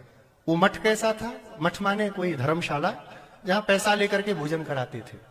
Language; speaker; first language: Hindi; native; Hindi